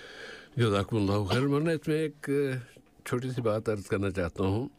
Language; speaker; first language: Hindi; native; Hindi